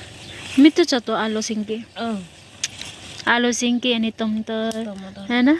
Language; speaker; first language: Nepali; non-native, local second language; Cebuano